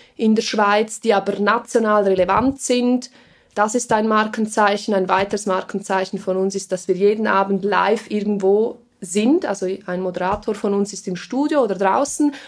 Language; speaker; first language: German; non-native, fluent; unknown